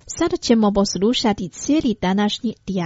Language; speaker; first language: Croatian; non-native, fluent; Chinese